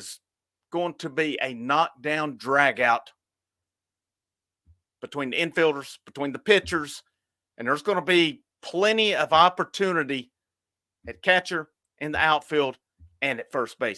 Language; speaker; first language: English; native; English